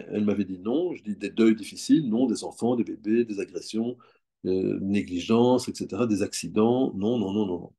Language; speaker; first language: French; native; French